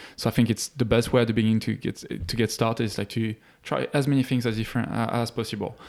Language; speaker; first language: English; non-native, fluent; French